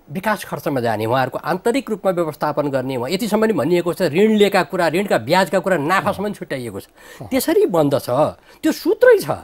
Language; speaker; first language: Nepali; native; Nepali